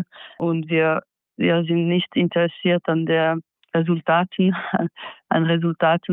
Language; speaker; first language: German; non-native, fluent; French